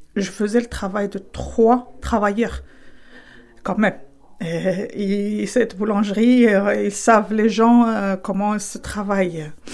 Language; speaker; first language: French; non-native, fluent; Spanish